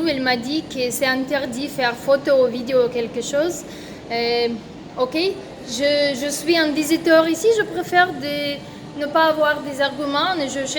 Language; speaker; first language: French; non-native, fluent; Russian